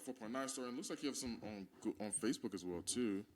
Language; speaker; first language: English; native; English